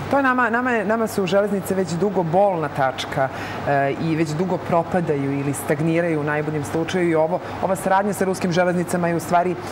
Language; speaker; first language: Serbian; native; Serbian